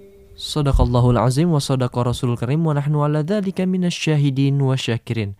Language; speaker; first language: Arabic; non-native, fluent; Indonesian